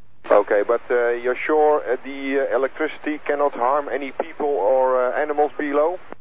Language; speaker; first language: English; non-native, fluent; Dutch